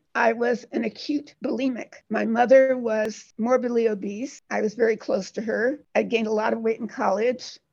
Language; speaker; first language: English; native; English